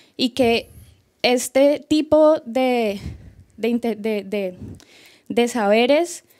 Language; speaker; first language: Spanish; native; Spanish